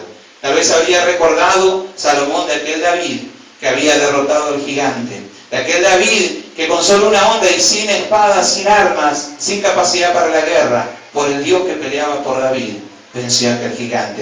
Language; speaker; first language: Spanish; native; Spanish